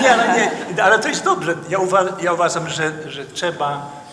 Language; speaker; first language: Polish; non-native, fluent; Dutch